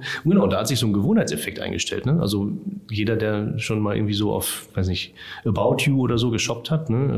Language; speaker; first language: German; native; German